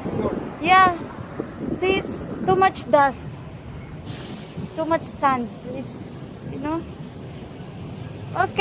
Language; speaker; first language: English; non-native, local second language; Filipino